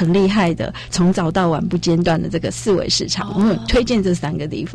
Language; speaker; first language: Chinese; native; Chinese